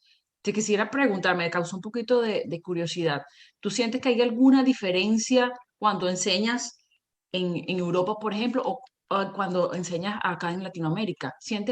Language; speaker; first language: Spanish; native; Spanish